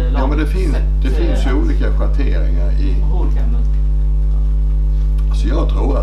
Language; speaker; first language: Swedish; native; Swedish